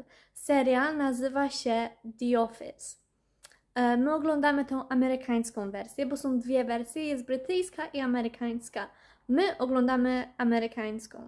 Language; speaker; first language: Polish; early bilingual, heritage; Polish